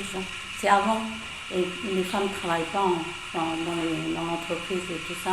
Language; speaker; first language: French; non-native, fluent; Chinese